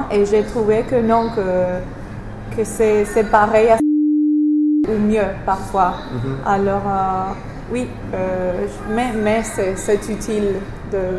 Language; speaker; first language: French; non-native, fluent; English